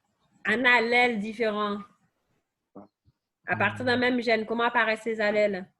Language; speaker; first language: French; native; French